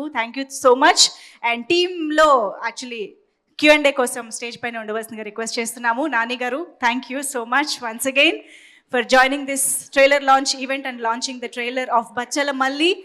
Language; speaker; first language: Telugu; native; Telugu